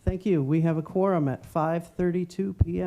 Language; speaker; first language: English; native; English